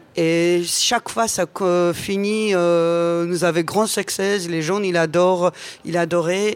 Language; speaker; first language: French; non-native, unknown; Georgian